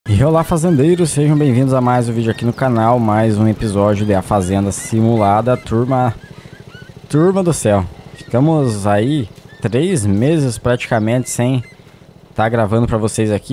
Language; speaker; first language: Portuguese; native; Portuguese